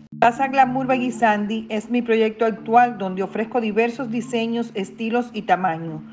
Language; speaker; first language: Spanish; native; Spanish